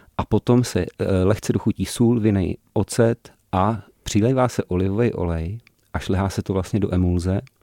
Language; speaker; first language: Czech; native; Czech